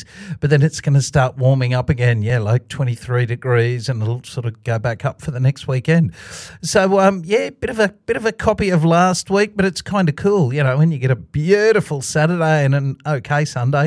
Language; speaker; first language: English; native; English